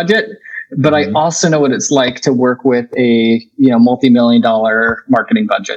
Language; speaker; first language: English; native; English